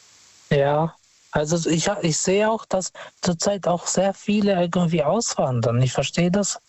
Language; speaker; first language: German; non-native, fluent; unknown